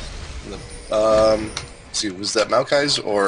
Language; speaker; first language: English; native; English